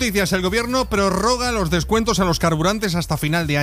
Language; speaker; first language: Spanish; native; Spanish